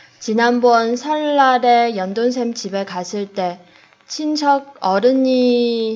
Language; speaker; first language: Korean; non-native, fluent; Chinese